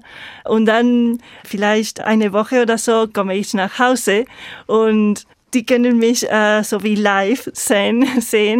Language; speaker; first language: German; non-native, fluent; Spanish